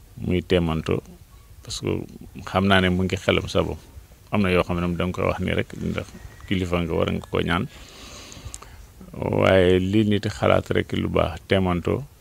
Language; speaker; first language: Wolof; non-native, local second language; Mandingo